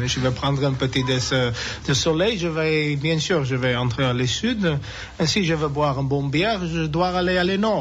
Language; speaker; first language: French; non-native, learner; English